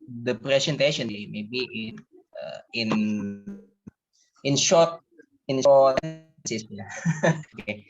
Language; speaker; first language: English; non-native, learner; Indonesian